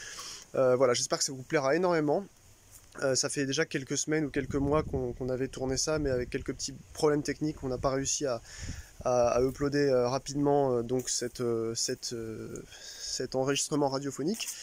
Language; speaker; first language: French; native; French